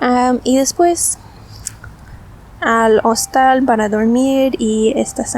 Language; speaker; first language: Spanish; non-native, fluent; English